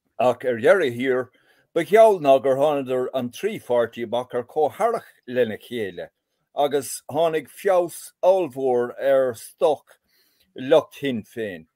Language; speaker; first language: Irish; native; Irish